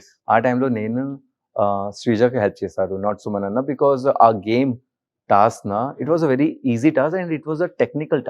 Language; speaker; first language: Telugu; non-native, learner; Hindi